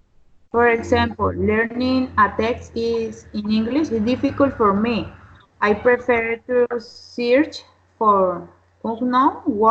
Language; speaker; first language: English; non-native, learner; Spanish